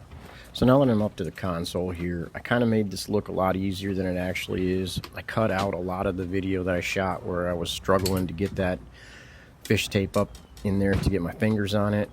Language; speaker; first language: English; native; English